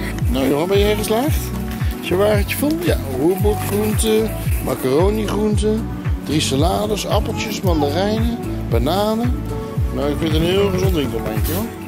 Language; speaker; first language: Dutch; native; Dutch